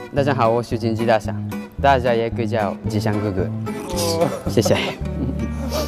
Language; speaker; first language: Chinese; non-native, learner; Japanese